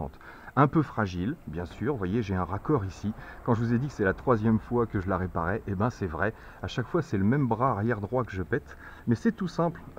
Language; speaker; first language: French; native; French